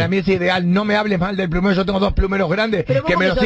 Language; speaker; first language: Spanish; native; Spanish